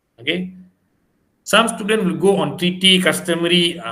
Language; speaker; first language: English; non-native, local second language; Malay